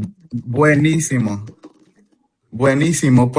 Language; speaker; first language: Spanish; early bilingual, heritage; English